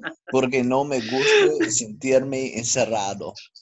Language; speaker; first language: Spanish; non-native, learner; English